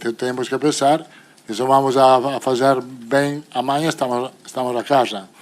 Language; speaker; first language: Portuguese; non-native, fluent; Italian